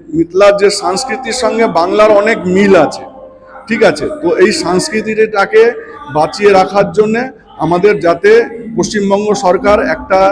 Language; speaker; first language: Bangla; non-native, local second language; Maithili